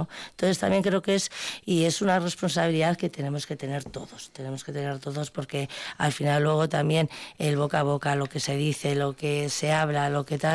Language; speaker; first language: Spanish; native; Spanish